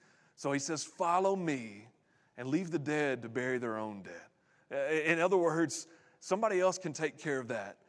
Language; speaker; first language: English; native; English